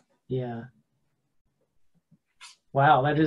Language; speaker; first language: English; native; English